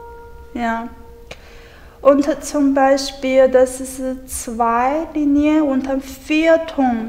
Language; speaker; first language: German; non-native, learner; Chinese